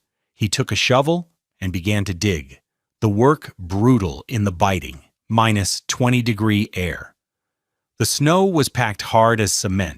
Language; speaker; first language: English; native; English